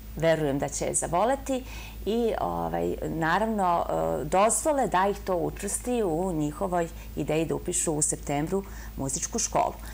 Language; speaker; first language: Bosnian; native; Bosnian